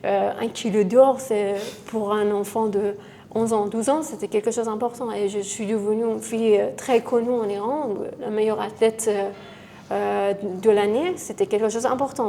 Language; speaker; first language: French; non-native, fluent; Persian